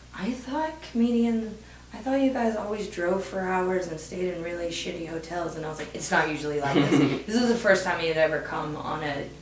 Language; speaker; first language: English; native; English